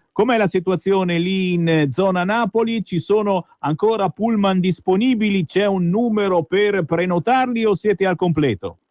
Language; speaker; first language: Italian; native; Italian